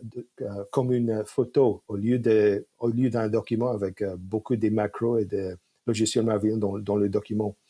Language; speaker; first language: French; non-native, fluent; English